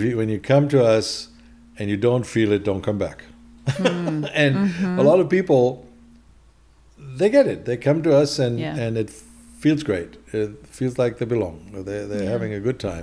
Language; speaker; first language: English; non-native, fluent; German